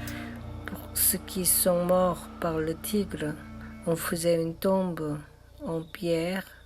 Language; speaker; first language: French; non-native, learner; Korean